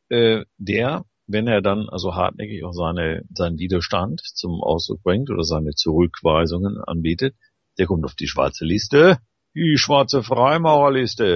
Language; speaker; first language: German; native; German